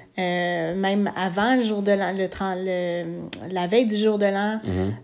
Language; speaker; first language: French; native; French